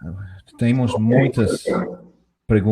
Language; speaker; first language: Portuguese; non-native, learner; English